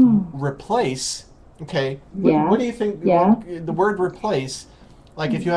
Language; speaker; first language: English; native; English